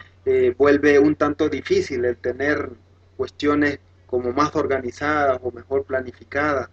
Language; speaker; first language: Spanish; native; Spanish